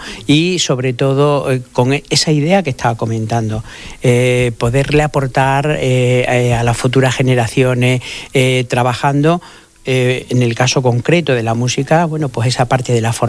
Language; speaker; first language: Spanish; native; Spanish